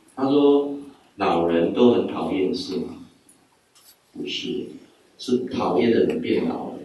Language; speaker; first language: Chinese; native; Chinese